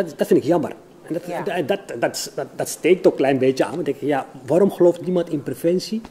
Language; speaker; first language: Dutch; native; Dutch